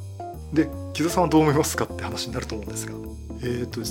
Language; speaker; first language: Japanese; native; Japanese